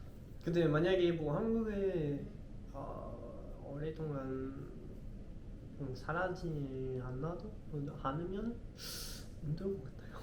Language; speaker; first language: Korean; non-native, learner; French